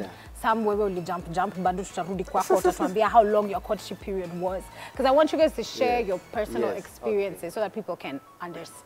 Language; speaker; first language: English; non-native, local second language; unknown